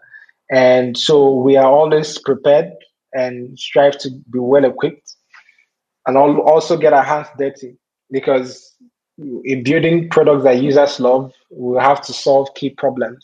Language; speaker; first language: English; non-native, local second language; Igbo